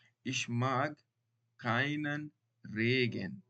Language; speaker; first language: German; non-native, learner; Baluchi